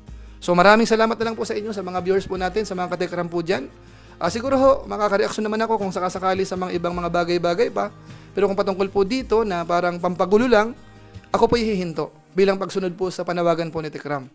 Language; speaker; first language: Filipino; native; Filipino